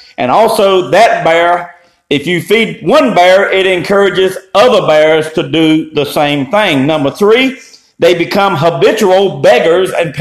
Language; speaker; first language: English; native; English